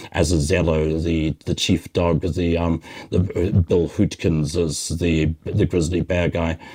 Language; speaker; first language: English; native; English